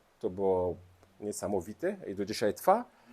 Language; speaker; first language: Polish; non-native, learner; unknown